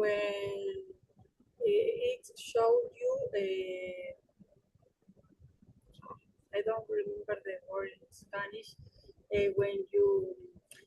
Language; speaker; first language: English; non-native, learner; Spanish